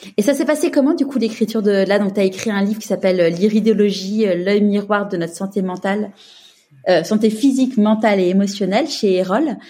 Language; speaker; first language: French; native; French